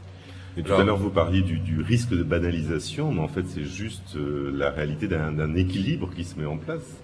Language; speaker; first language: French; native; French